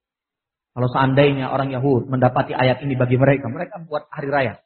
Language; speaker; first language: Indonesian; native; Indonesian